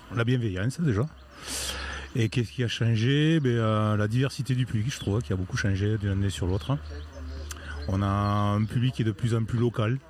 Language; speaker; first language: French; native; French